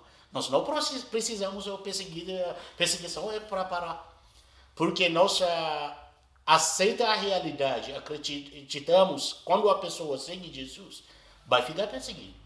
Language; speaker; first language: Portuguese; non-native, learner; Arabic